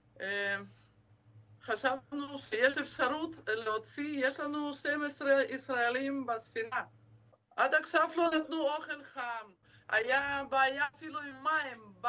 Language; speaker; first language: Hebrew; non-native, fluent; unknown